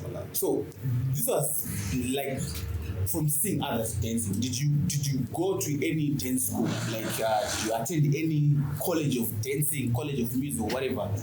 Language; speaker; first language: English; non-native, local second language; Shona